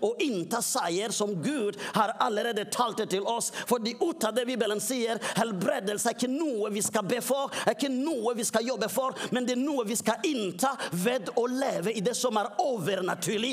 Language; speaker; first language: Norwegian; non-native, fluent; Swedish